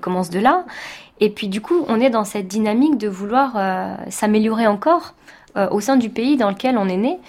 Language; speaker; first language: French; early bilingual, other home language; Tamil